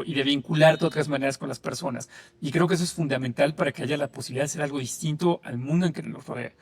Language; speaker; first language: Spanish; native; Spanish